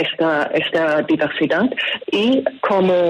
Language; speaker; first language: Spanish; non-native, fluent; German